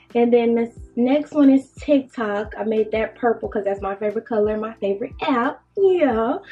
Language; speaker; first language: English; native; English